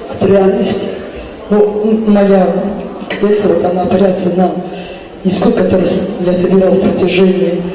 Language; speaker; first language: Russian; non-native, fluent; French